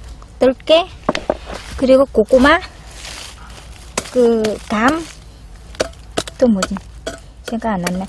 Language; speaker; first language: Korean; non-native, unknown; Vietnamese